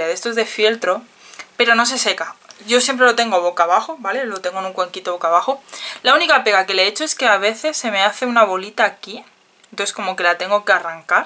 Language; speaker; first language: Spanish; native; Spanish